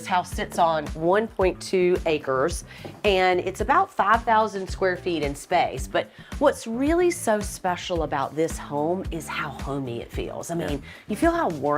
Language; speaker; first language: English; native; English